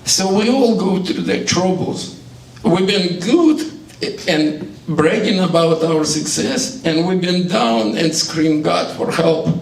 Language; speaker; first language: English; non-native, learner; Estonian